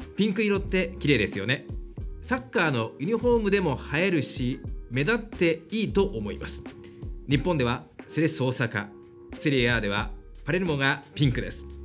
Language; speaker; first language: Japanese; native; Japanese